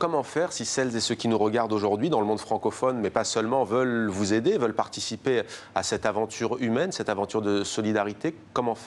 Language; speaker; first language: French; native; French